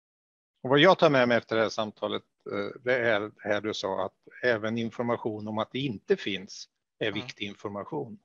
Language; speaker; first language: Swedish; native; Swedish